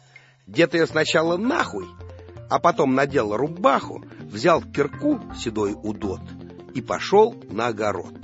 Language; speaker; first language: Russian; native; Russian